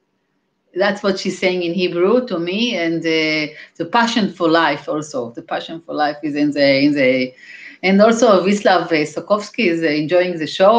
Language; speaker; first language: English; non-native, fluent; Hebrew